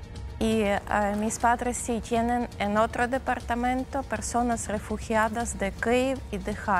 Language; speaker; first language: Spanish; non-native, learner; Ukrainian